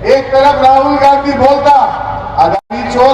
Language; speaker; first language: Hindi; non-native, local second language; Telugu